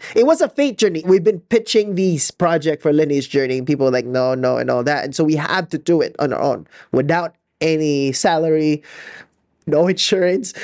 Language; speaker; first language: English; non-native, local second language; Filipino